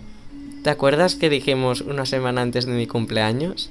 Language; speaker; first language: Spanish; native; Spanish